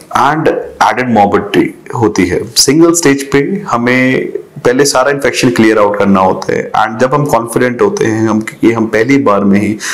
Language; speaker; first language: Hindi; native; Hindi